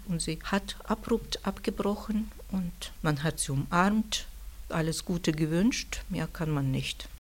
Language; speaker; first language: German; non-native, fluent; Russian